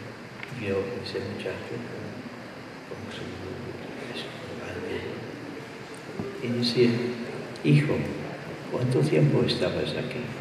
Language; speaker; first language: Spanish; non-native, fluent; English